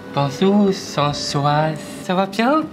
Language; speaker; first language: French; native; French